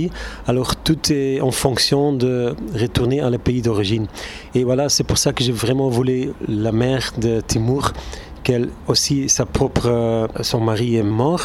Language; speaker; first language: French; non-native, local second language; Turkish